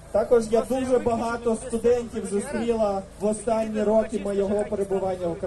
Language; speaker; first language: Ukrainian; non-native, learner; German